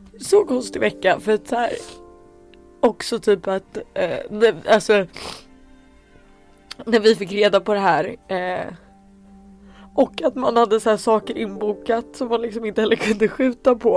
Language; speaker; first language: Swedish; native; Swedish